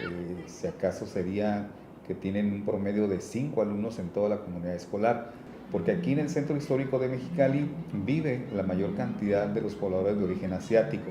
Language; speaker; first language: Spanish; native; Spanish